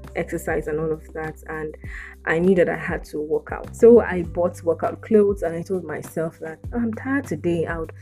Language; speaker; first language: English; non-native, local second language; Yoruba